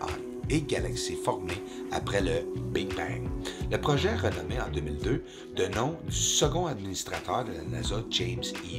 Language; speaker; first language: French; native; French